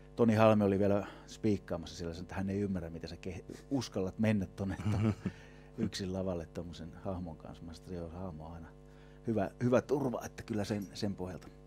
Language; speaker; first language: Finnish; native; Finnish